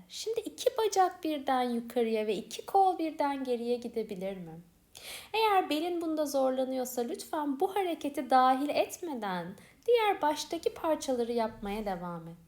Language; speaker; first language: Turkish; native; Turkish